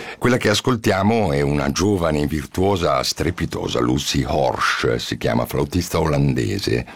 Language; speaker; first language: Italian; native; Italian